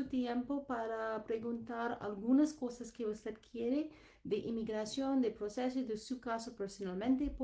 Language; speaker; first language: Spanish; non-native, learner; English